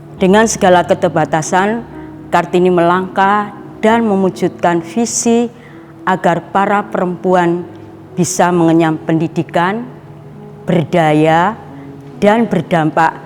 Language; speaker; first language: Indonesian; native; Indonesian